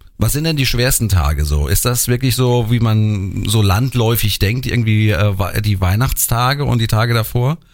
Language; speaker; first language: German; native; German